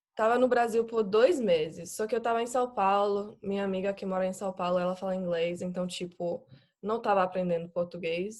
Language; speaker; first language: Portuguese; non-native, fluent; English